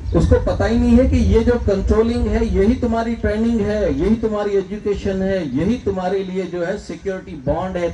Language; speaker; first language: Urdu; non-native, local second language; Sindhi